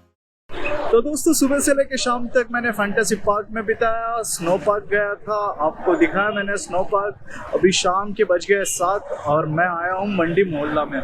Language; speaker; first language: Hindi; native; Hindi